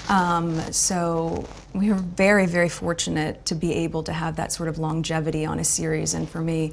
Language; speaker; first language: English; native; English